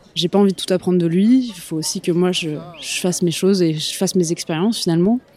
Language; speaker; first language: French; native; French